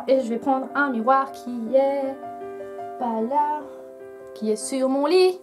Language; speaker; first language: French; native; French